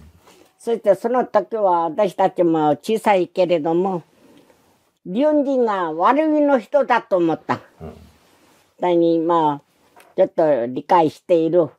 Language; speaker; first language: Japanese; non-native, learner; Korean